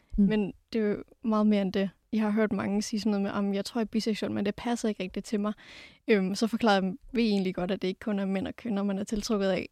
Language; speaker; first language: Danish; native; Danish